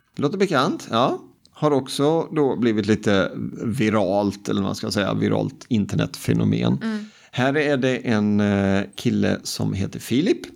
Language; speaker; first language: Swedish; native; Swedish